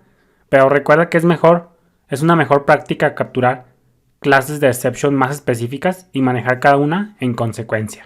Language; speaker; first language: Spanish; native; Spanish